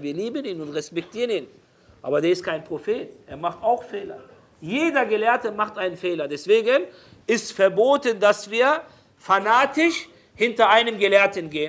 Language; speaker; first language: German; non-native, fluent; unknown